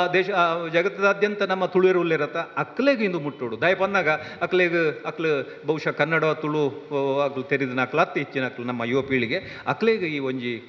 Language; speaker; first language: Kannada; non-native, local second language; Tulu